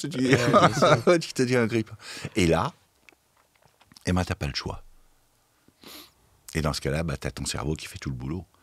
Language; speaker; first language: French; native; French